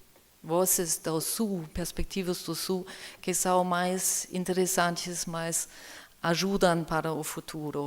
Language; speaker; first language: Portuguese; non-native, learner; German